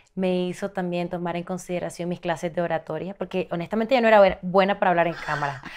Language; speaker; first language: Spanish; native; Spanish